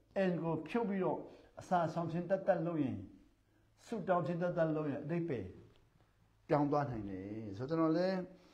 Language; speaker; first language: Burmese; non-native, local second language; Hakha Chin